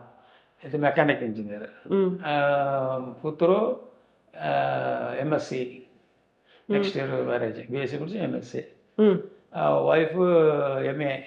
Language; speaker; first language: Telugu; native; Telugu